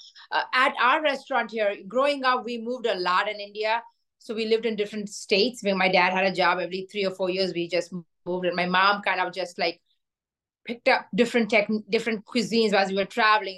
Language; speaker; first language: English; non-native, local second language; Urdu